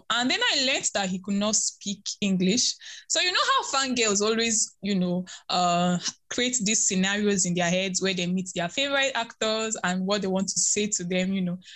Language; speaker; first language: English; non-native, local second language; Igbo